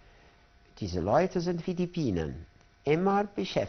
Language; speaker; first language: German; non-native, fluent; Arabic